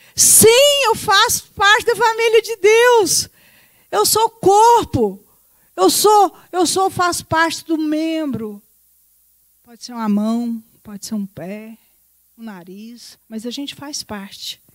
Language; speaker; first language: Portuguese; native; Portuguese